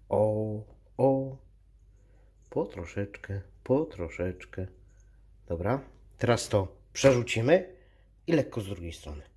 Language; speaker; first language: Polish; native; Polish